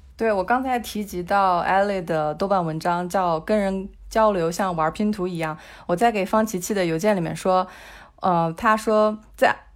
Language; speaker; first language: Chinese; native; Chinese